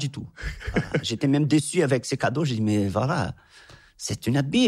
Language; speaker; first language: French; non-native, fluent; Portuguese